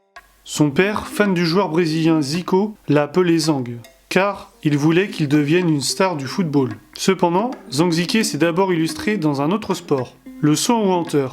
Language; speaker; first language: French; native; French